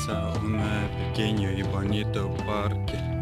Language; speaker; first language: Spanish; non-native, learner; Russian